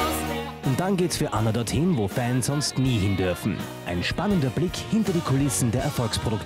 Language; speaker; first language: German; native; German